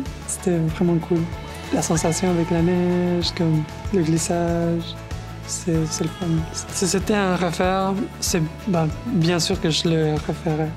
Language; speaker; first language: French; non-native, learner; Spanish